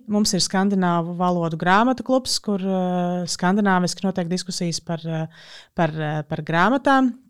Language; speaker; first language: Latvian; native; Latvian